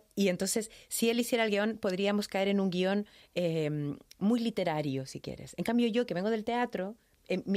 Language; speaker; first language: Spanish; native; Spanish